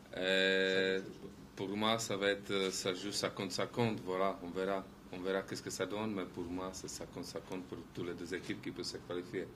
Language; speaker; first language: French; non-native, fluent; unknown